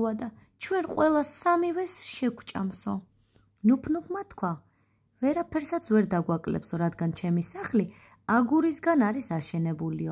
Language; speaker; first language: Georgian; native; Georgian